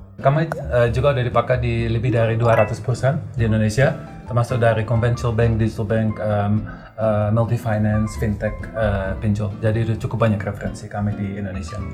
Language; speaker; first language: Indonesian; non-native, fluent; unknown